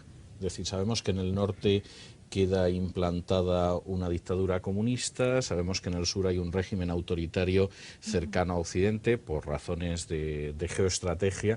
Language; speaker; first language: Spanish; native; Spanish